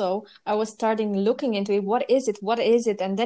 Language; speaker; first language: English; non-native, fluent; Romanian